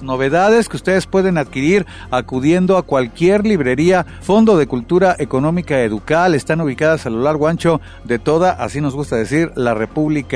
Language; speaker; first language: Spanish; native; Spanish